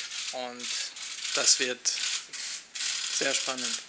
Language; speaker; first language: German; non-native, local second language; French